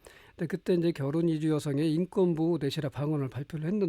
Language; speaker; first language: Korean; native; Korean